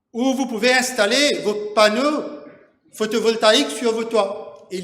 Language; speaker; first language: French; non-native, local second language; Morisyen